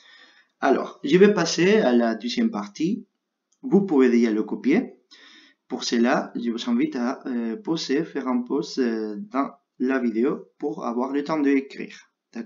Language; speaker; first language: French; non-native, fluent; Spanish